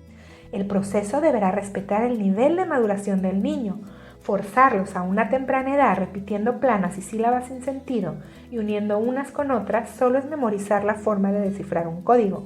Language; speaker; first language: Spanish; native; Spanish